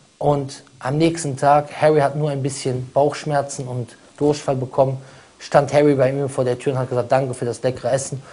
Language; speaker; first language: German; native; German